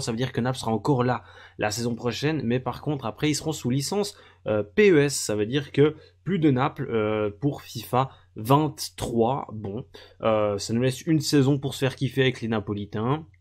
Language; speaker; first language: French; native; French